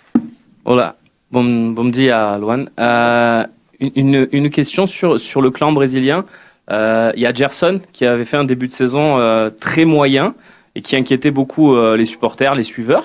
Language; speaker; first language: French; native; French